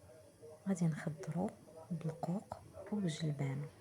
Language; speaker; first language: Arabic; native; Arabic